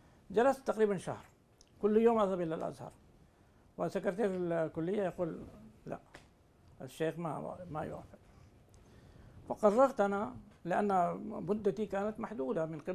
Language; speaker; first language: Arabic; non-native, fluent; Urdu